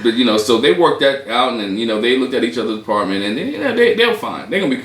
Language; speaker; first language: English; native; English